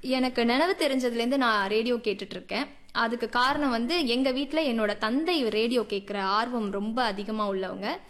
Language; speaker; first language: Tamil; native; Tamil